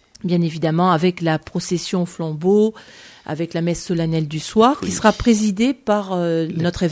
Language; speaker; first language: French; native; French